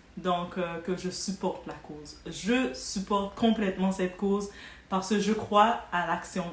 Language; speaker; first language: French; non-native, local second language; Haitian Creole